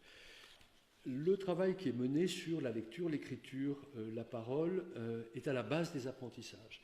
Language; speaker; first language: French; native; French